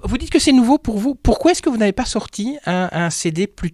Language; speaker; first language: French; native; French